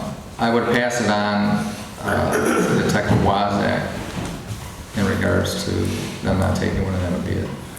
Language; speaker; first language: English; native; English